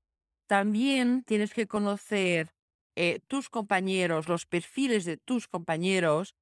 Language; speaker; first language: Spanish; non-native, fluent; Portuguese